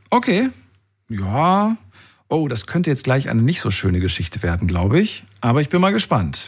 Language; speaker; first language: German; native; German